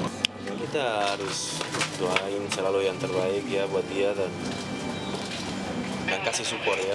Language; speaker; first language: Indonesian; non-native, fluent; Spanish